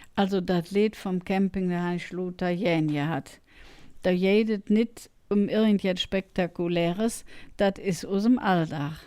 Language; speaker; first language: German; native; German